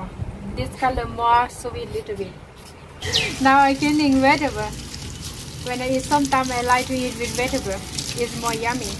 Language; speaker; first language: English; non-native, learner; Lao